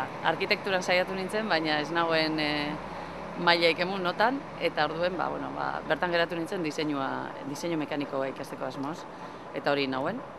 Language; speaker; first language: Basque; native; Basque